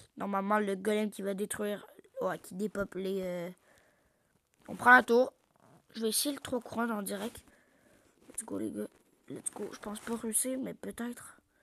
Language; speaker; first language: French; native; French